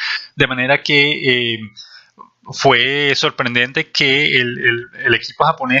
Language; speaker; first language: Spanish; native; Spanish